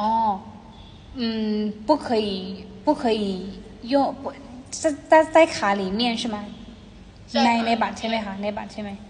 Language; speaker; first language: Chinese; non-native, fluent; Thai